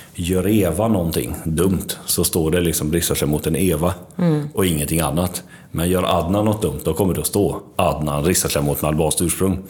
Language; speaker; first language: Swedish; early bilingual, other home language; Albanian